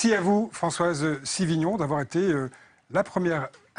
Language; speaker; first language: French; native; French